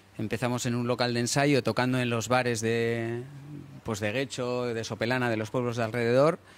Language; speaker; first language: Spanish; early bilingual, other home language; English